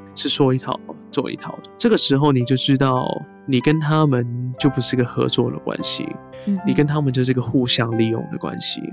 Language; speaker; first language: Chinese; non-native, local second language; Cantonese